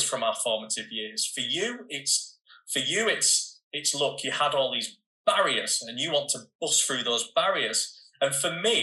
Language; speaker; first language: English; native; English